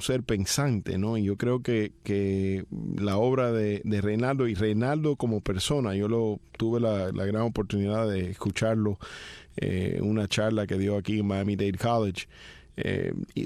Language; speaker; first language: Spanish; early bilingual, heritage; Spanish